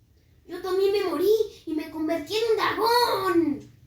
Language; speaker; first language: Spanish; native; Spanish